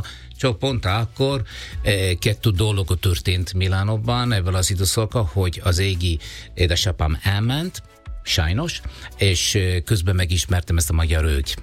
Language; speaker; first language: Hungarian; non-native, learner; Italian